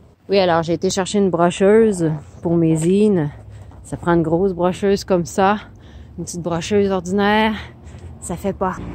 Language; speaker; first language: French; early bilingual, heritage; French